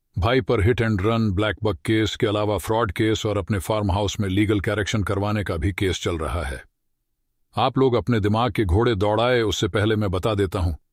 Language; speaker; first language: Hindi; native; Hindi